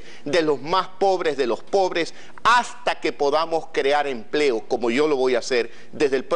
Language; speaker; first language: Spanish; native; Spanish